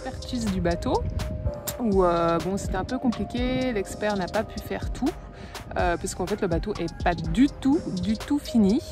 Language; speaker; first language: French; native; French